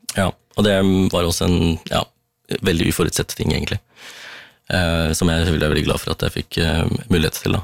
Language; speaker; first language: Norwegian; early bilingual, other home language; Tamil